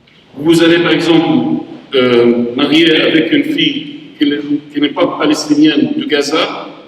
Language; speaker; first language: French; non-native, learner; Arabic